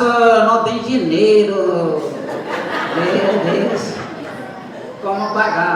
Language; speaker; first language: Portuguese; non-native, learner; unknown